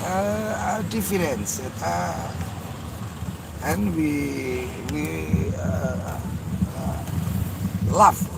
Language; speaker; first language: English; non-native, learner; Indonesian